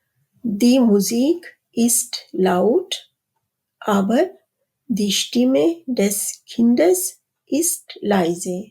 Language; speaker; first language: German; non-native, fluent; Urdu